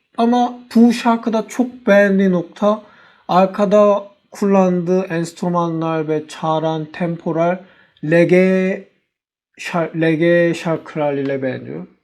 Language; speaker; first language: Turkish; non-native, learner; Korean